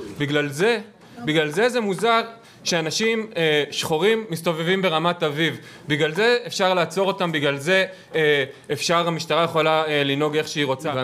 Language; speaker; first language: Hebrew; native; Hebrew